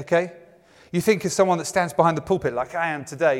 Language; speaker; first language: English; native; English